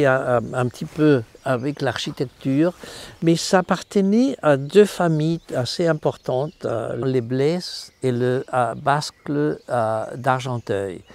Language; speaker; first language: French; non-native, fluent; Spanish